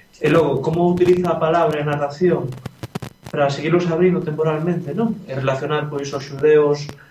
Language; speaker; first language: Galician; non-native, local second language; Spanish